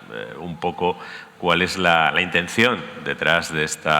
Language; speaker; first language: Spanish; native; Spanish